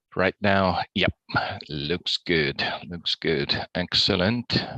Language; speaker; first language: English; non-native, fluent; Hungarian